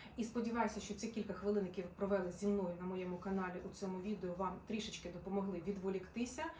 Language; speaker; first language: Ukrainian; non-native, local second language; Russian